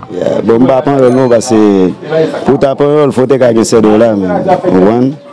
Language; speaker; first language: Haitian Creole; early bilingual, heritage; Haitian Creole